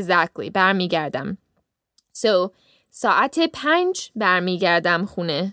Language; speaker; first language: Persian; early bilingual, heritage; Persian